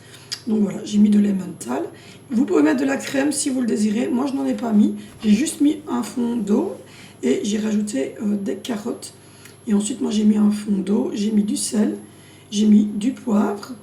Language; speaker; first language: French; native; French